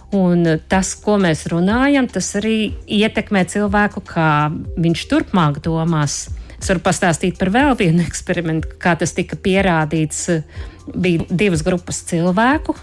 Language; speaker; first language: Latvian; native; Latvian